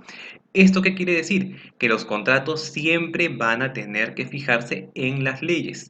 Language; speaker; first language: Spanish; native; Spanish